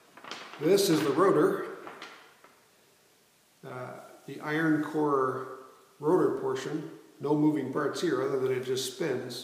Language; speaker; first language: English; native; English